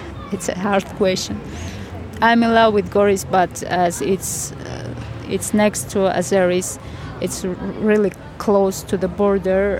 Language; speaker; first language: English; non-native, fluent; Armenian